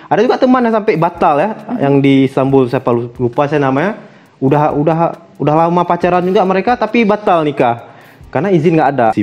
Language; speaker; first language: Indonesian; native; Indonesian